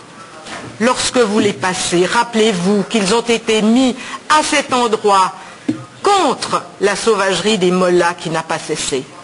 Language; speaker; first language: French; native; French